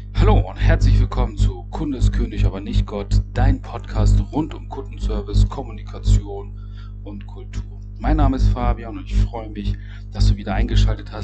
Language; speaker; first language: German; native; German